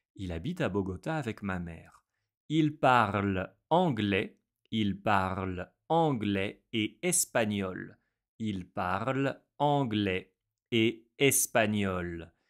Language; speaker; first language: French; native; French